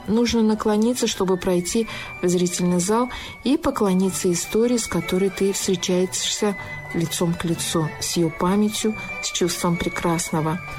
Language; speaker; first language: Russian; non-native, local second language; Tajik